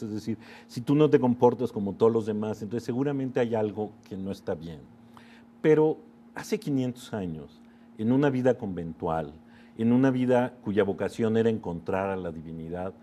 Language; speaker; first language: Spanish; native; Spanish